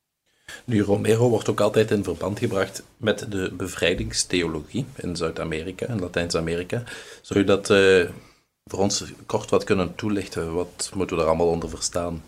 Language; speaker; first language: Dutch; native; Dutch